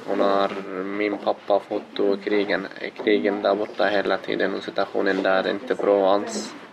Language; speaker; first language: Swedish; non-native, learner; Arabic